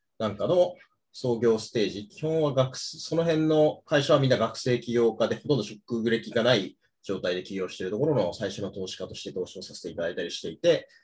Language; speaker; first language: Japanese; native; Japanese